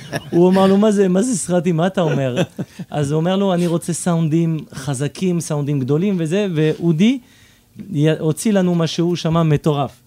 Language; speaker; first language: Hebrew; non-native, fluent; French